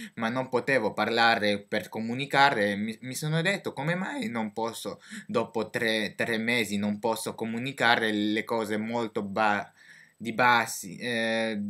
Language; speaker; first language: Italian; non-native, learner; French